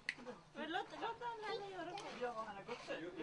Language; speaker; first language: Swedish; non-native, fluent; Hindi